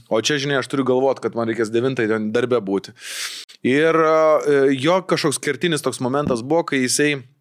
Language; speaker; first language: Lithuanian; native; Lithuanian